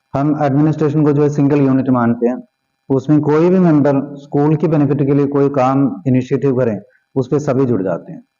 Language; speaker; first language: Hindi; non-native, local second language; Punjabi